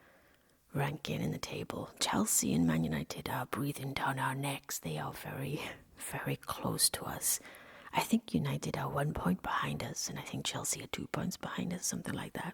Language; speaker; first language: English; non-native, local second language; Welsh